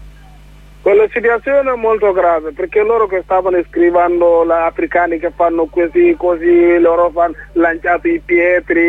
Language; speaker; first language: Italian; non-native, learner; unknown